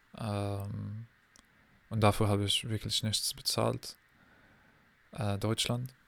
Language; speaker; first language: German; non-native, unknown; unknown